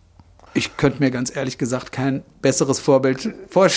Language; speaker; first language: German; native; German